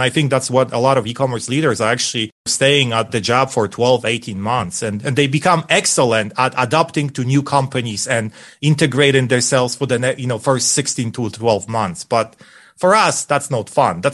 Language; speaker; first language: English; non-native, fluent; Polish